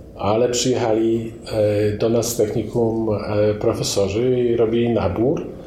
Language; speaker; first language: Polish; native; Polish